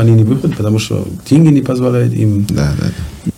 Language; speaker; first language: Russian; non-native, learner; German